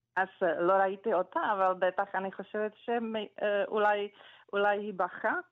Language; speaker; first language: Hebrew; non-native, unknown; Czech